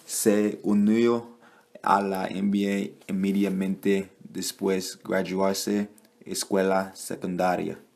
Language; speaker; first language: Spanish; non-native, learner; English